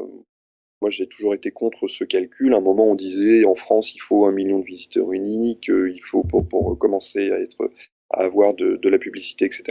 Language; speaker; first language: French; native; French